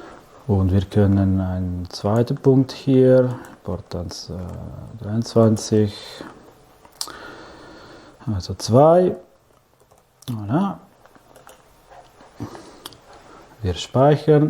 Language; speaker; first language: German; non-native, fluent; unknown